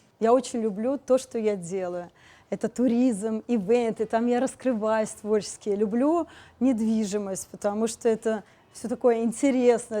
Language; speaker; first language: Russian; native; Russian